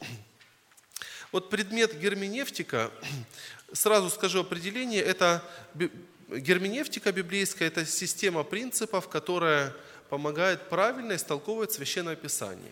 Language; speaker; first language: Russian; native; Russian